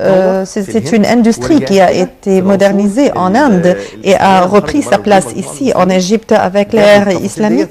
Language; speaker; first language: French; non-native, fluent; Arabic